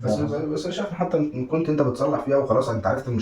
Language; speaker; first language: Arabic; native; Arabic